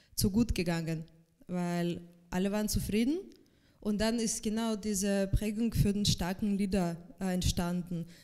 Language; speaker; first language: German; non-native, fluent; Russian